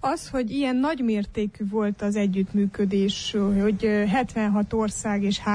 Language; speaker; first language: Hungarian; native; Hungarian